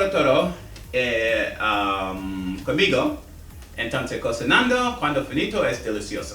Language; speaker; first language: Spanish; non-native, learner; English